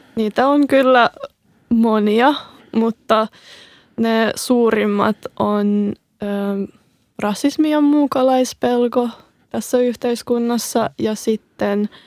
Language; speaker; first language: Finnish; early bilingual, other home language; Serbian